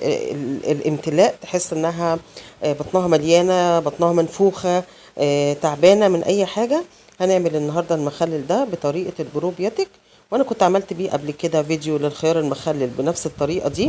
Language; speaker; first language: Arabic; native; Arabic